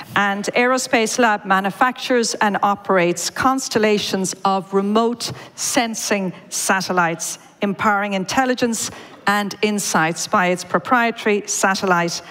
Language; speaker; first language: English; native; English